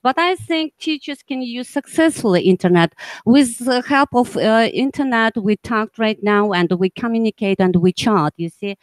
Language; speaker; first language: English; non-native, learner; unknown